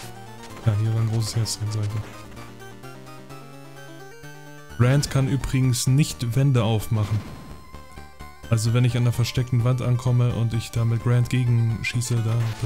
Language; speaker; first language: German; native; German